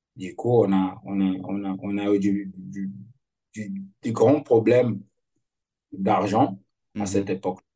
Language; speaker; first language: French; non-native, fluent; Portuguese